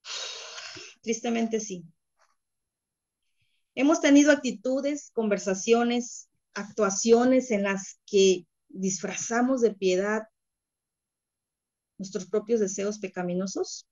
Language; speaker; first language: Spanish; native; Spanish